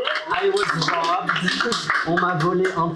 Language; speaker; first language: French; native; French